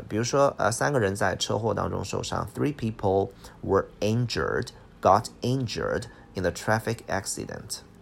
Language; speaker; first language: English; non-native, fluent; Chinese